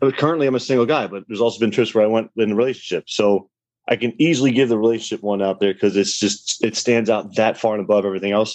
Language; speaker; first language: English; native; English